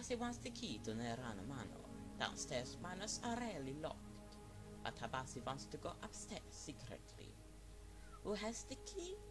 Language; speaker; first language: English; non-native, fluent; Swedish